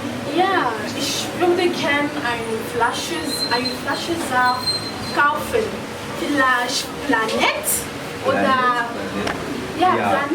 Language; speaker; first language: German; non-native, learner; French